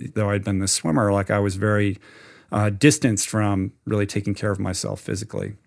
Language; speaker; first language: English; native; English